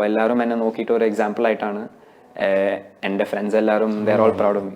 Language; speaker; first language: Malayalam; early bilingual, heritage; Malayalam